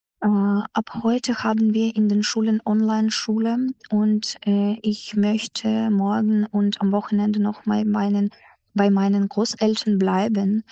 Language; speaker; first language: German; non-native, learner; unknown